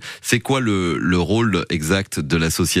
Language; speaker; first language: French; native; French